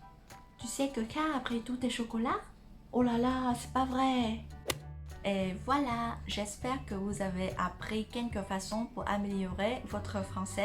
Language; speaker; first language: French; non-native, fluent; Vietnamese